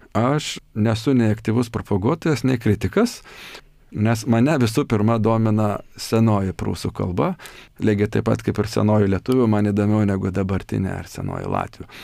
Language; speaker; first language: Lithuanian; native; Lithuanian